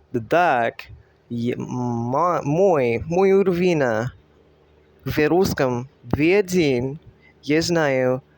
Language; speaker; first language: Russian; non-native, learner; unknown